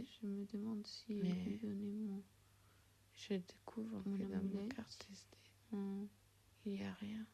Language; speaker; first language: French; non-native, fluent; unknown